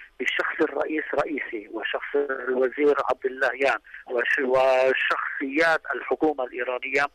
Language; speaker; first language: Arabic; native; Arabic